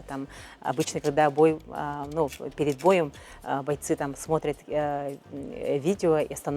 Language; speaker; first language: Russian; native; Russian